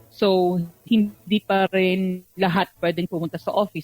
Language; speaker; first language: Filipino; native; Filipino